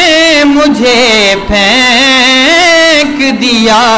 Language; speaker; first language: Urdu; native; Urdu